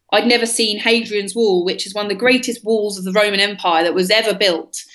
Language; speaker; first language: English; native; English